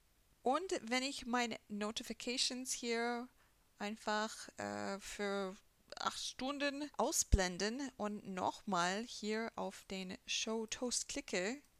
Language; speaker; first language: German; non-native, fluent; English